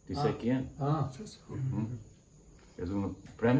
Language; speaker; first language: Spanish; non-native, learner; English